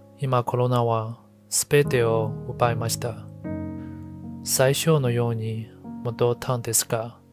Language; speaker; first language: Japanese; non-native, learner; English